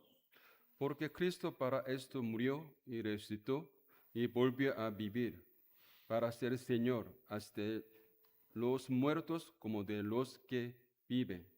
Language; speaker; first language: Spanish; non-native, learner; Korean